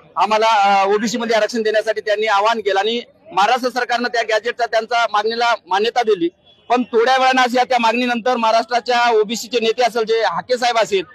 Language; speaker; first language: Marathi; non-native, local second language; Lambadi